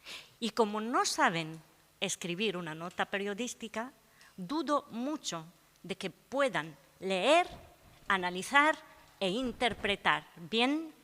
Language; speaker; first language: Spanish; non-native, fluent; Arabic